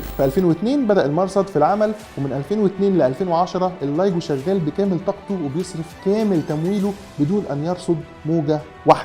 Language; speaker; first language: Arabic; native; Arabic